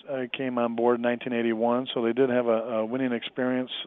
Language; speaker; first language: English; native; English